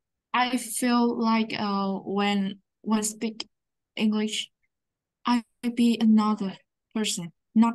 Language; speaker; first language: English; non-native, learner; Vietnamese